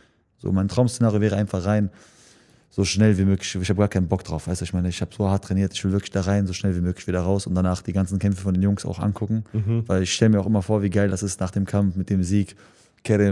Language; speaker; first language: German; early bilingual, other home language; Chechen